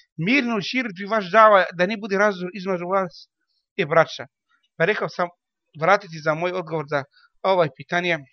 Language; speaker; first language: Bosnian; non-native, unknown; Arabic